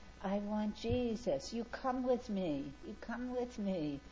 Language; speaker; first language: English; native; English